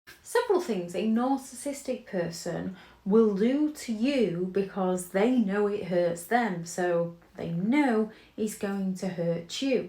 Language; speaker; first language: English; native; English